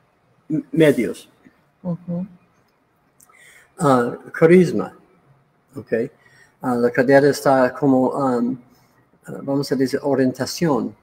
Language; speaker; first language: Spanish; non-native, learner; English